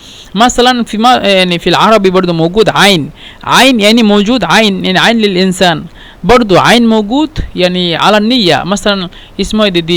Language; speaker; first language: Arabic; non-native, fluent; Bangla